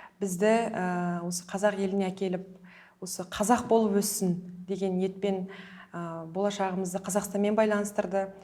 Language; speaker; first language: Kazakh; early bilingual, heritage; Kazakh